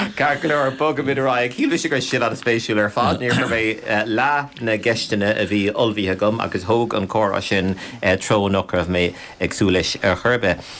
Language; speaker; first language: Irish; native; Irish